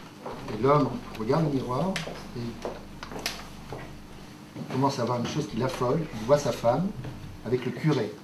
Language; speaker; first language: French; native; French